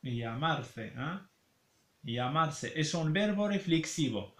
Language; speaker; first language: Spanish; non-native, fluent; Arabic